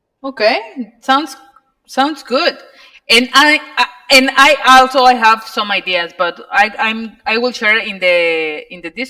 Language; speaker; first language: English; non-native, learner; Spanish